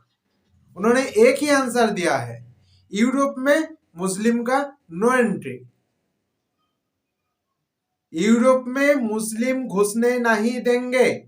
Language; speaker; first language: Hindi; non-native, local second language; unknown